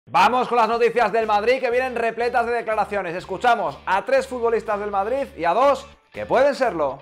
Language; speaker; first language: Spanish; native; Spanish